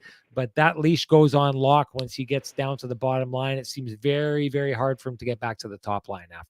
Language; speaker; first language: English; native; English